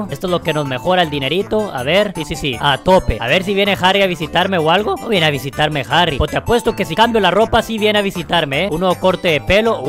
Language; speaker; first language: Spanish; native; Spanish